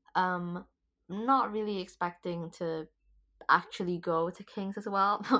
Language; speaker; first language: English; non-native, fluent; Indonesian